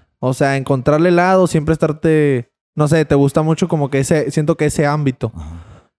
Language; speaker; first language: Spanish; native; Spanish